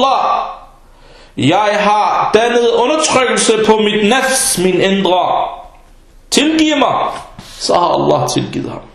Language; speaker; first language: Danish; early bilingual, other home language; Arabic